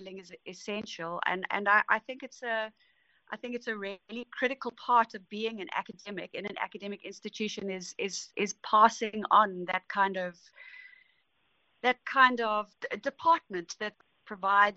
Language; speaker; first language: English; native; English